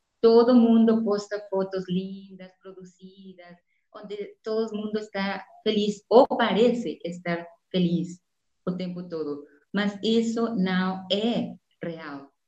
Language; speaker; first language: Spanish; non-native, fluent; Portuguese